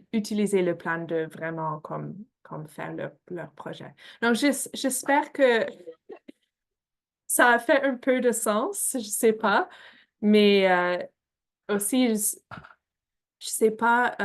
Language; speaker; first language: French; non-native, fluent; English